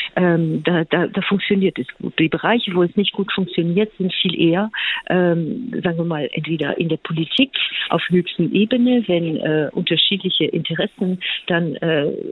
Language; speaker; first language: German; non-native, fluent; French